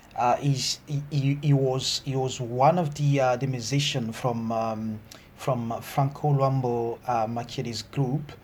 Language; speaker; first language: English; non-native, fluent; Lingala